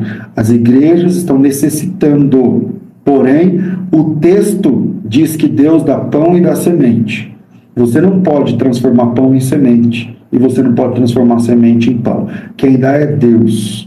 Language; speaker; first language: Portuguese; native; Portuguese